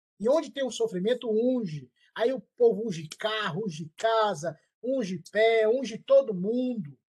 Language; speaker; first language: Portuguese; native; Portuguese